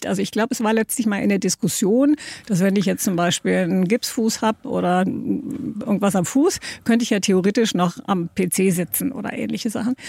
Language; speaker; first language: German; native; German